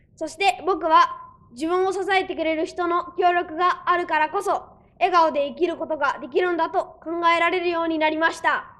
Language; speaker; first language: Japanese; early bilingual, other home language; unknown